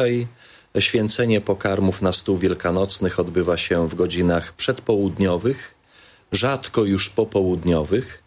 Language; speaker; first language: Polish; native; Polish